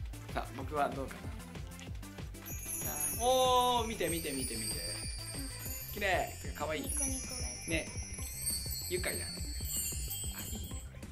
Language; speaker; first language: Japanese; native; Japanese